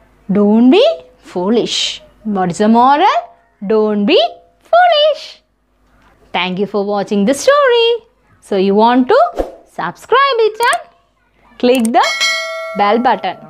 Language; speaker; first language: English; non-native, local second language; Malayalam